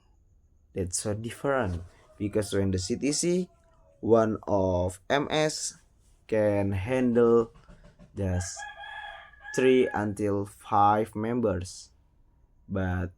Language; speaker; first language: English; non-native, learner; Indonesian